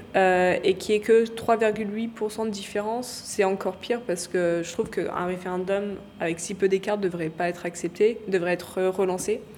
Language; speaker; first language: French; early bilingual, other home language; English